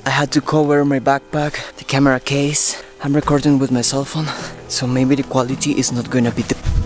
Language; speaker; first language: English; non-native, fluent; Spanish